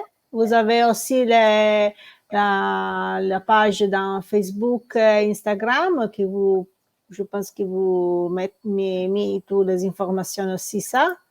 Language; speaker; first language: French; non-native, learner; Italian